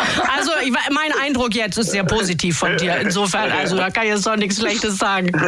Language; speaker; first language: German; native; German